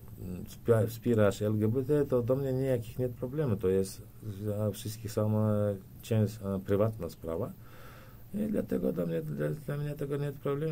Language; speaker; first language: Polish; non-native, learner; Turkmen